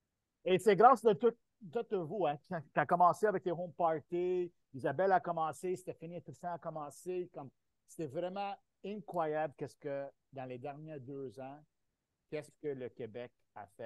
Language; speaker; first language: French; non-native, local second language; Italian